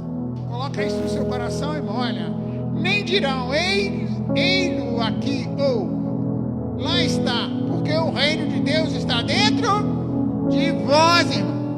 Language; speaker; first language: Portuguese; native; Portuguese